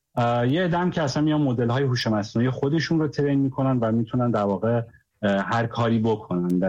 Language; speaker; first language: Persian; native; Persian